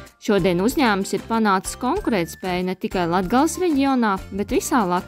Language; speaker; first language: Latvian; native; Latvian